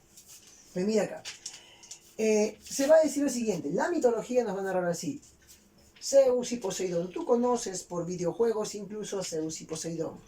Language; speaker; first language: Spanish; native; Spanish